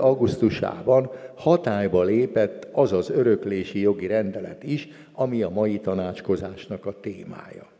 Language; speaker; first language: Hungarian; native; Hungarian